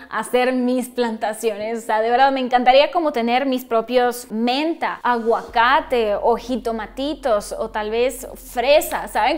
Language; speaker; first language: Spanish; non-native, fluent; Russian